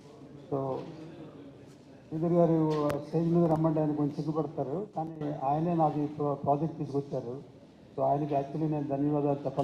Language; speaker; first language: Telugu; native; Telugu